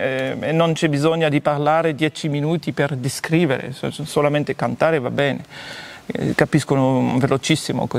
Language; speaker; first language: Italian; non-native, fluent; French